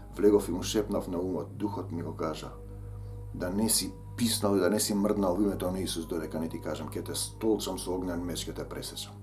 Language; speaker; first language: Macedonian; native; Macedonian